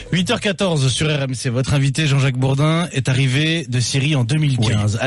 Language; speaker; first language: French; native; French